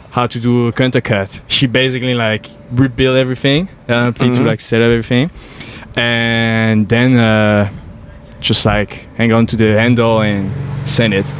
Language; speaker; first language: English; non-native, fluent; French